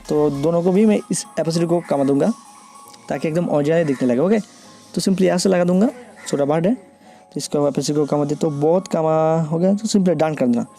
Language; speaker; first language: Hindi; non-native, local second language; Bangla